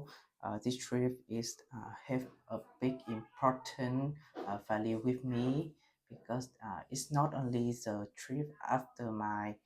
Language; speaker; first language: English; non-native, learner; Vietnamese